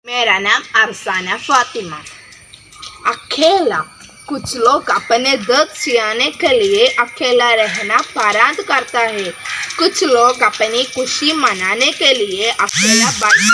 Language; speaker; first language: Hindi; non-native, local second language; Malayalam